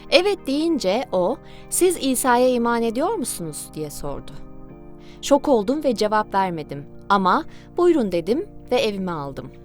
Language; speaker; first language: Turkish; native; Turkish